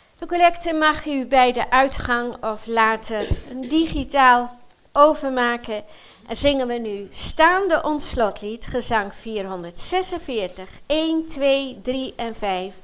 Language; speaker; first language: Dutch; native; Dutch